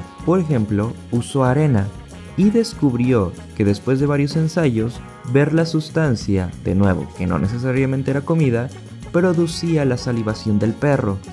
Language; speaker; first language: Spanish; native; Spanish